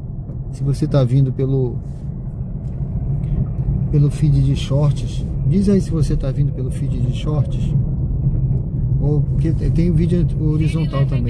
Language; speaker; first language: Portuguese; native; Portuguese